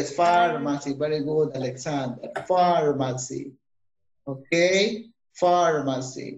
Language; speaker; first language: English; non-native, fluent; Spanish